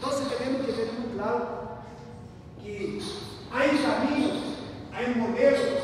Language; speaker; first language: Spanish; non-native, learner; Portuguese